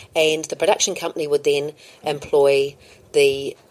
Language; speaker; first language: English; native; English